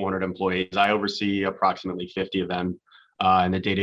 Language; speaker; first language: English; native; English